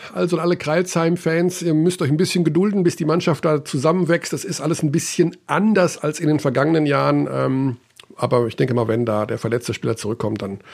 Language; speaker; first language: German; native; German